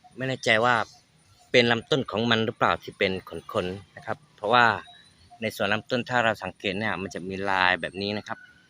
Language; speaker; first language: Thai; non-native, local second language; Malay